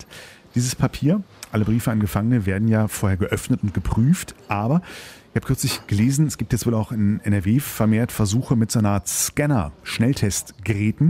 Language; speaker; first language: German; native; German